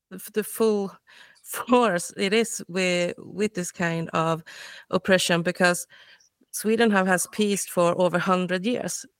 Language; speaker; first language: English; non-native, fluent; Swedish